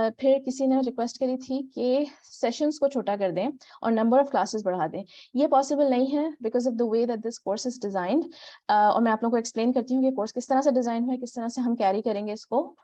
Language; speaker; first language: Urdu; native; Urdu